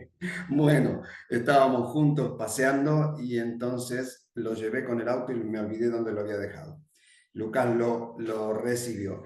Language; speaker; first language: Spanish; native; Spanish